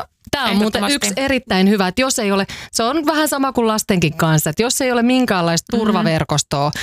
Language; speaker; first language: Finnish; native; Finnish